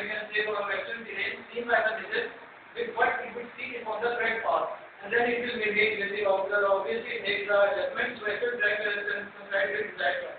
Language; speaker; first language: English; non-native, learner; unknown